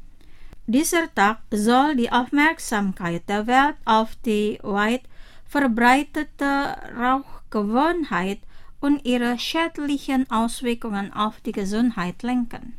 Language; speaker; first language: German; non-native, fluent; Indonesian